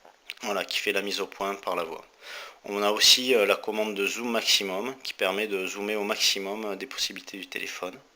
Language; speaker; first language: French; native; French